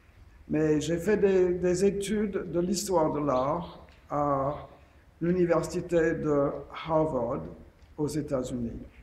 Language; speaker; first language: French; non-native, fluent; English